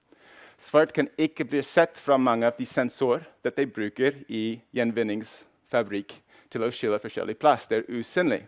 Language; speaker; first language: Norwegian; non-native, fluent; English